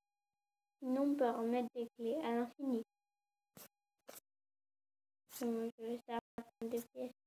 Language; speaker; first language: French; native; French